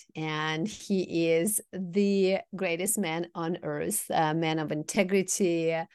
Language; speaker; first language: English; non-native, fluent; Russian